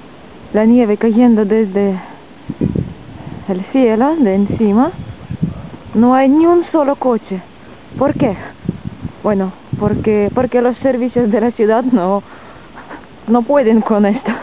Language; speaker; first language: Spanish; non-native, fluent; Russian